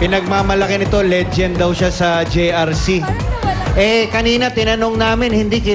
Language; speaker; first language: Filipino; native; Filipino